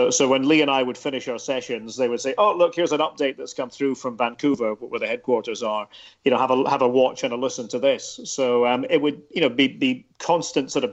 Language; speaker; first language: English; native; English